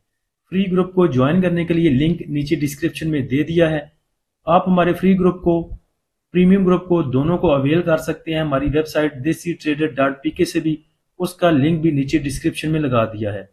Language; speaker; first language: Hindi; native; Hindi